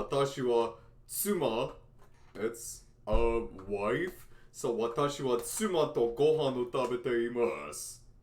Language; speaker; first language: Japanese; non-native, learner; English